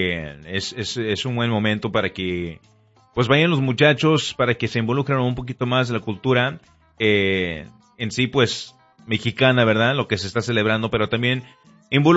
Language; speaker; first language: Spanish; early bilingual, heritage; Spanish